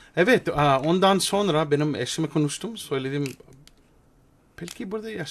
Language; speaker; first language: Turkish; non-native, learner; English